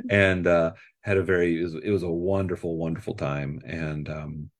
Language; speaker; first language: English; native; English